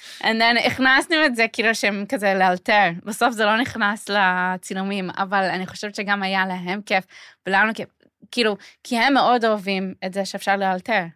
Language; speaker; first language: Hebrew; non-native, fluent; English